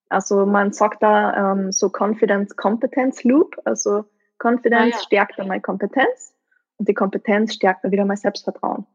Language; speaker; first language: German; native; German